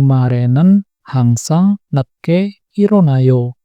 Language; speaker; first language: Korean; non-native, fluent; Indonesian